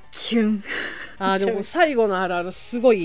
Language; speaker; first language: Japanese; native; Japanese